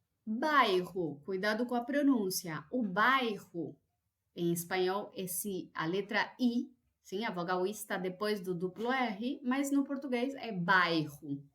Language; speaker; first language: Portuguese; non-native, fluent; Spanish